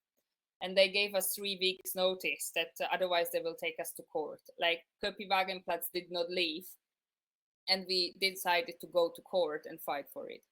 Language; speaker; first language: English; non-native, fluent; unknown